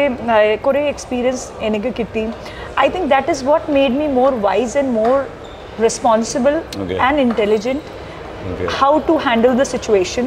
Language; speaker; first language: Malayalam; non-native, local second language; Hindi